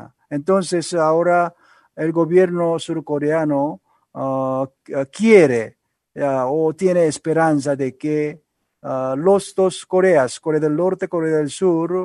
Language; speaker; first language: Spanish; non-native, learner; Korean